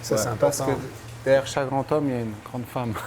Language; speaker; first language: French; native; French